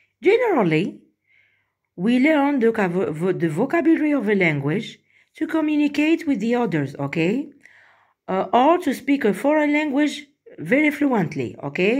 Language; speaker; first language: English; non-native, fluent; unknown